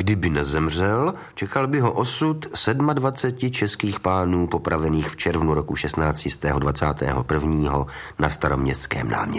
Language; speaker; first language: Czech; native; Czech